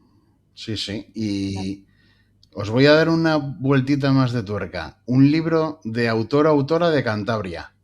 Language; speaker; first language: Spanish; native; Spanish